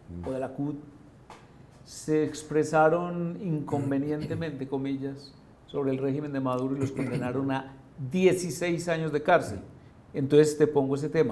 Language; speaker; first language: Spanish; native; Spanish